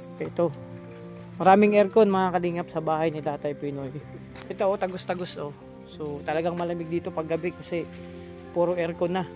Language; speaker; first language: Filipino; non-native, local second language; Cebuano